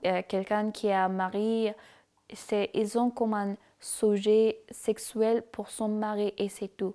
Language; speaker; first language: French; non-native, learner; Persian